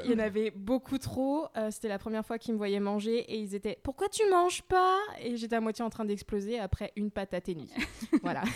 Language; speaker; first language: French; native; French